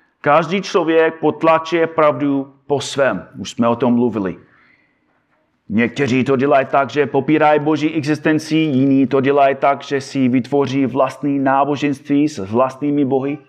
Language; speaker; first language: Czech; non-native, fluent; English